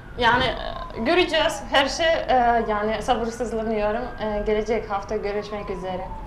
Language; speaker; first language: Turkish; non-native, fluent; Russian